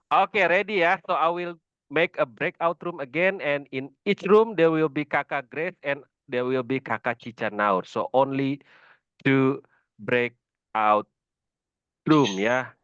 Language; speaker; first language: English; non-native, fluent; Indonesian